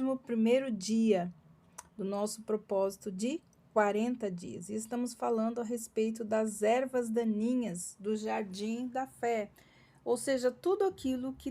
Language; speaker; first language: Portuguese; native; Portuguese